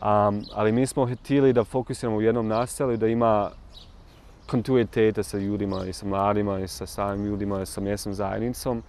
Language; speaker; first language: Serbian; non-native, learner; English